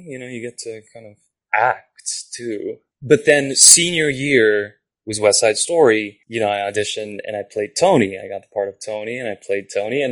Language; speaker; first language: English; non-native, fluent; Japanese